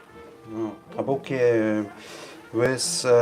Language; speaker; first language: English; non-native, learner; Italian